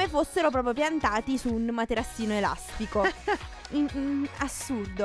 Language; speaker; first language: Italian; native; Italian